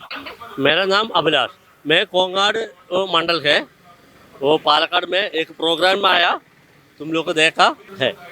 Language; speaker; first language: Hindi; non-native, local second language; Malayalam